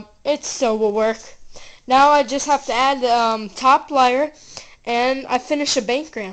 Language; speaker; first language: English; native; English